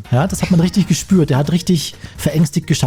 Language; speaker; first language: German; native; German